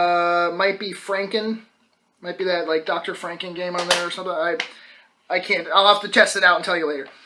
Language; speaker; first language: English; native; English